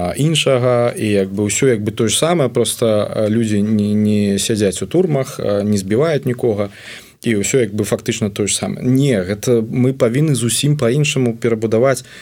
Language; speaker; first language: Belarusian; non-native, local second language; Russian